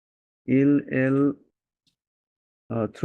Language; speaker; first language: French; non-native, learner; Bangla